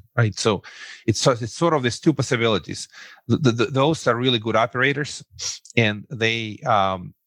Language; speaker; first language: English; non-native, fluent; Russian